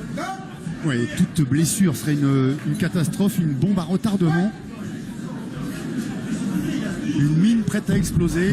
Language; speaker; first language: French; native; French